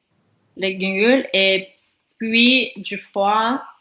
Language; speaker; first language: French; non-native, learner; Russian